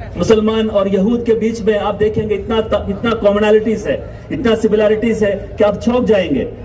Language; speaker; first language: Urdu; non-native, local second language; Malayalam